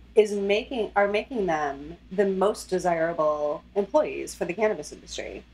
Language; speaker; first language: English; native; English